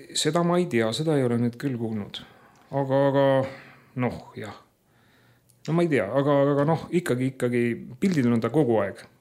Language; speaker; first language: Estonian; native; Estonian